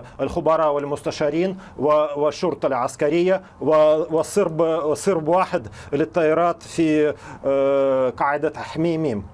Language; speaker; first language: Arabic; non-native, fluent; Russian